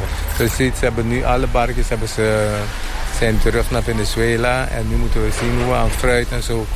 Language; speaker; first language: Dutch; non-native, local second language; Papiamento